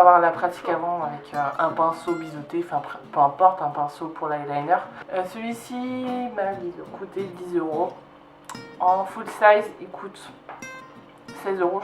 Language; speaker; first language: French; native; French